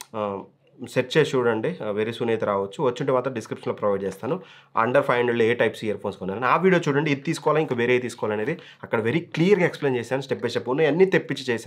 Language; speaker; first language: Telugu; native; Telugu